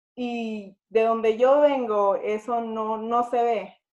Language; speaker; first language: Spanish; early bilingual, other home language; English